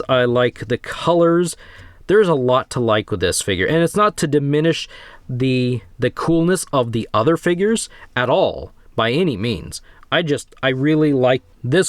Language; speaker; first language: English; native; English